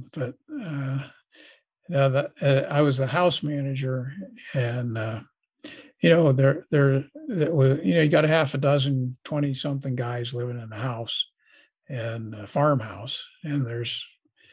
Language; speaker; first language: English; native; English